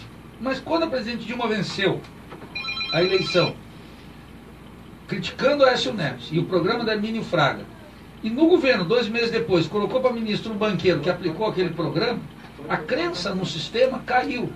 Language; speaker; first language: Portuguese; native; Portuguese